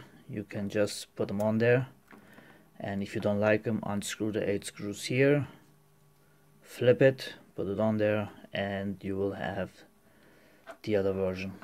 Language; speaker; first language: English; non-native, fluent; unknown